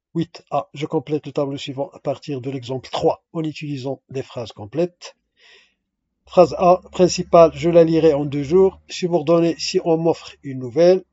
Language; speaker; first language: French; non-native, local second language; Arabic